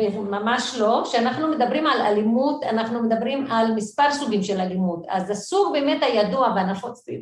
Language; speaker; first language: Hebrew; non-native, local second language; Arabic